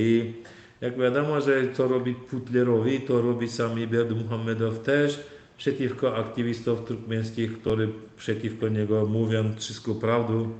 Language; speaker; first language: Polish; non-native, learner; Turkmen